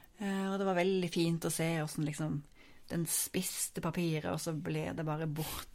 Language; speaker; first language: Norwegian; native; Norwegian